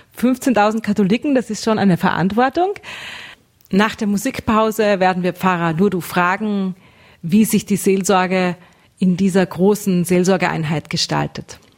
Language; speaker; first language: German; native; German